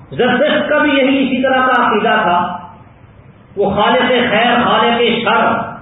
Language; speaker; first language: Urdu; non-native, local second language; Punjabi